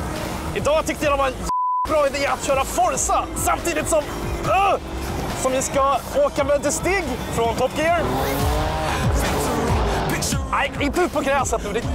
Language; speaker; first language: Swedish; native; Swedish